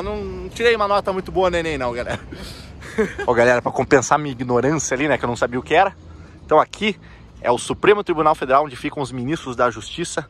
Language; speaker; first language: Portuguese; native; Portuguese